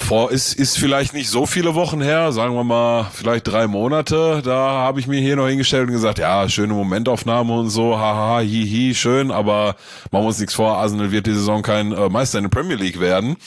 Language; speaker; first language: German; native; German